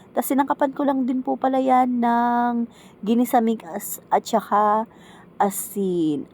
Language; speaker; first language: Filipino; native; Filipino